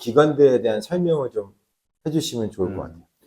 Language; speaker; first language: Korean; native; Korean